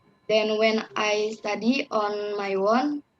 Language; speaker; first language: English; non-native, learner; Indonesian